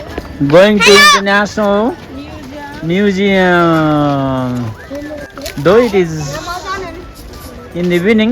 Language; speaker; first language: English; non-native, local second language; Nepali